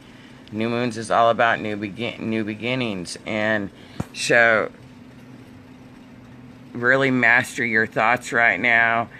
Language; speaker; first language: English; native; English